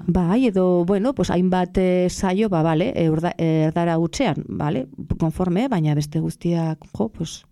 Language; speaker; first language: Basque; non-native, local second language; Spanish